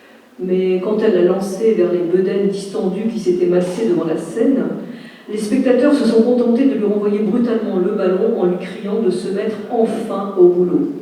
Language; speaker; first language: French; native; French